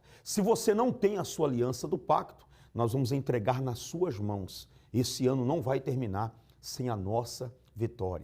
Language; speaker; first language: Portuguese; native; Portuguese